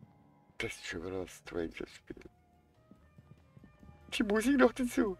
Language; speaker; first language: German; native; German